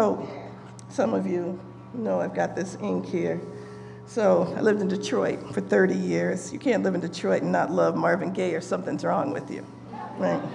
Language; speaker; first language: English; native; English